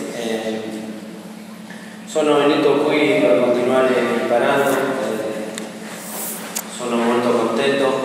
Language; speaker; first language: Italian; non-native, learner; Spanish